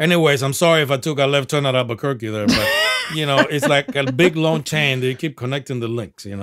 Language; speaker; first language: English; non-native, fluent; Spanish